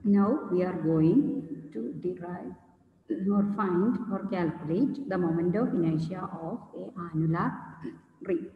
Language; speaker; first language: English; non-native, local second language; Malayalam